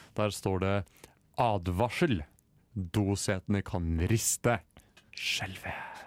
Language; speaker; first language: Norwegian; native; Norwegian